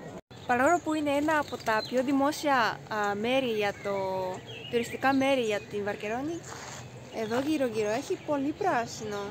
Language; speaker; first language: Greek; non-native, fluent; Japanese